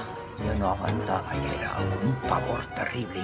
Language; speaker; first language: Spanish; native; Spanish